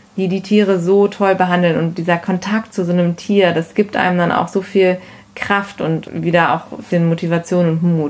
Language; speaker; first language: German; native; German